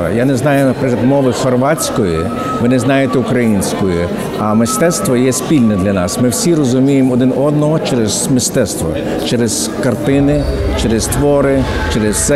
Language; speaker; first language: Ukrainian; native; Ukrainian